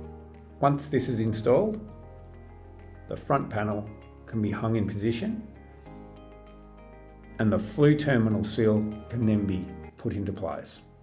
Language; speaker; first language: English; native; English